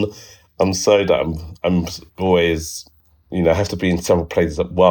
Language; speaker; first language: English; native; English